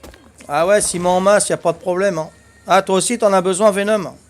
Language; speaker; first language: French; native; French